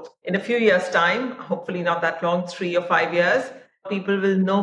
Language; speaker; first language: English; non-native, local second language; Hindi